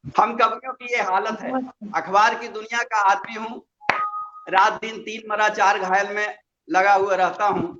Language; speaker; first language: Hindi; non-native, local second language; Magahi